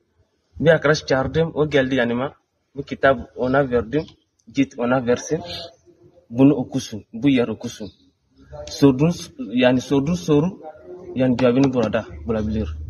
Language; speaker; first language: Turkish; non-native, learner; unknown